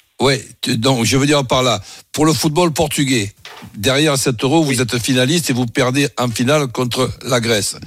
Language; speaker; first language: French; native; French